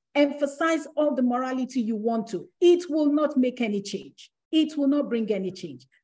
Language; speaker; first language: English; non-native, local second language; Yoruba